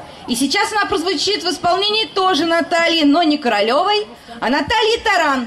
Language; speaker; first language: Russian; native; Russian